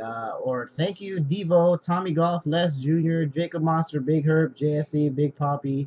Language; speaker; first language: English; native; English